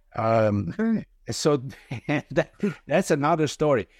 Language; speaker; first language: English; non-native, fluent; Italian